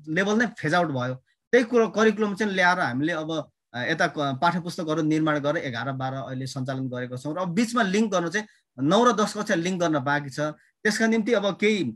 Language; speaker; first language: Nepali; non-native, local second language; Limbu